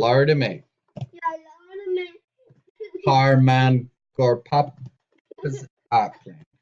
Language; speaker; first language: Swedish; non-native, learner; English